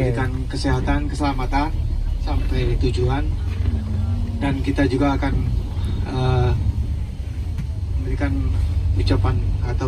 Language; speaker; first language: Indonesian; native; Indonesian